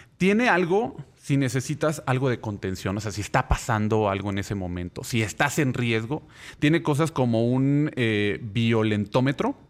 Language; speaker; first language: Spanish; native; Spanish